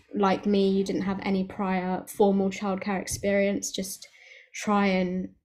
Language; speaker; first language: English; native; English